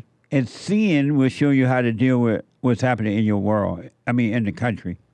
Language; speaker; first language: English; native; English